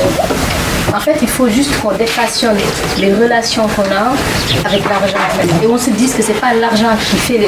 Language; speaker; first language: French; non-native, local second language; Wolof